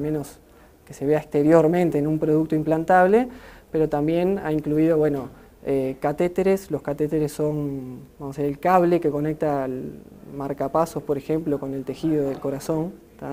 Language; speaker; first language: Spanish; native; Spanish